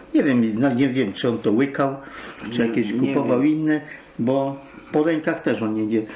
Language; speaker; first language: Polish; native; Polish